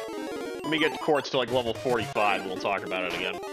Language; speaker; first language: English; native; English